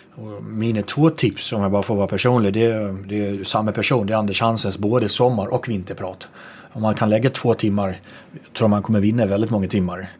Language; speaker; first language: Swedish; native; Swedish